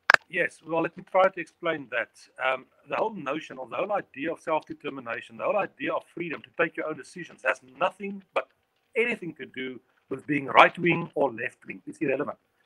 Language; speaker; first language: English; non-native, local second language; Afrikaans